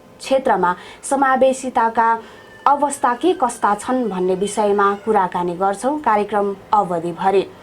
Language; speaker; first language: Nepali; native; Nepali